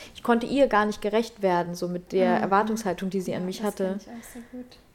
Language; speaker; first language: German; early bilingual, other home language; Russian